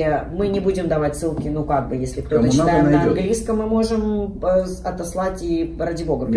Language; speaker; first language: Russian; native; Russian